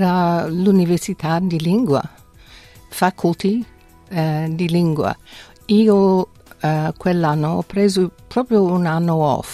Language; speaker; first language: Italian; non-native, fluent; English